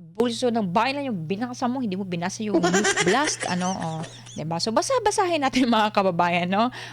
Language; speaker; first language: Filipino; non-native, local second language; Cebuano